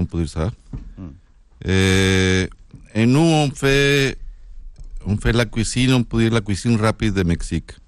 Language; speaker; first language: French; non-native, learner; Spanish